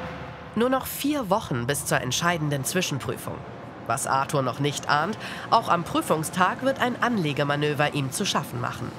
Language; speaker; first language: German; native; German